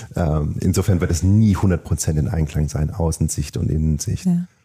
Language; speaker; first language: German; native; German